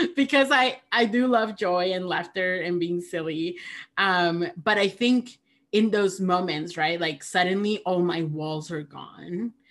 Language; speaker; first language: English; early bilingual, other home language; Spanish